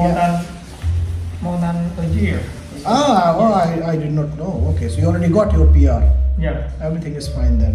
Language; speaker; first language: English; non-native, local second language; Hindi